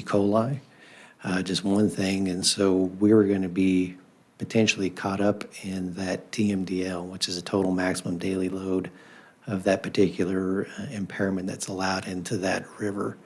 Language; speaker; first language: English; native; English